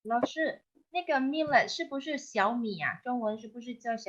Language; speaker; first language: Chinese; early bilingual, heritage; Chinese